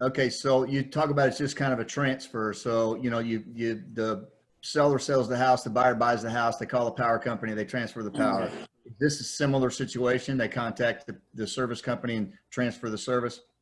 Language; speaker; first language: English; native; English